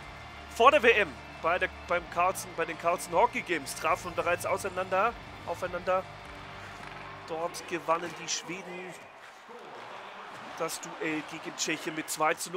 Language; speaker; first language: German; native; German